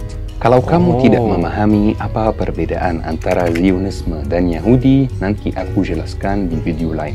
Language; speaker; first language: Indonesian; non-native, fluent; Arabic